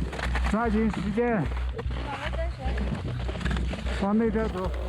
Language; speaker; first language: Chinese; native; Chinese